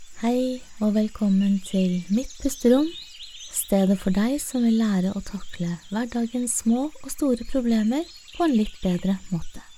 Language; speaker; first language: Norwegian; native; Norwegian